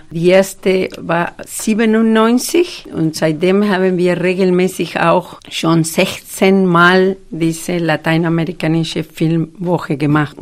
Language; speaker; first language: German; non-native, fluent; Spanish